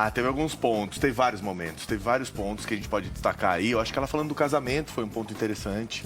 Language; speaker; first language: Portuguese; native; Portuguese